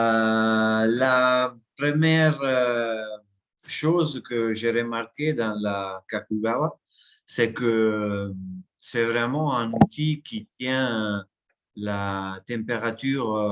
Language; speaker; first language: French; non-native, fluent; Italian